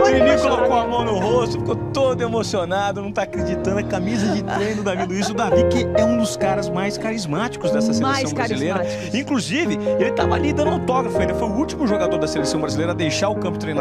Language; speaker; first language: Portuguese; native; Portuguese